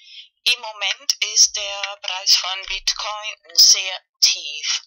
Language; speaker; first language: German; non-native, learner; Spanish